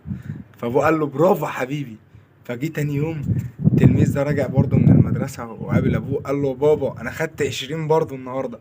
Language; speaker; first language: Arabic; native; Arabic